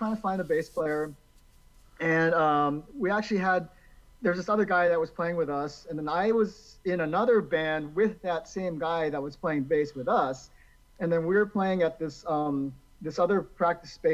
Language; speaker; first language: English; native; English